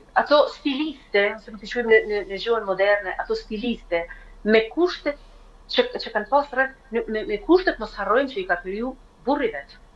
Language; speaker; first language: Albanian; native; Albanian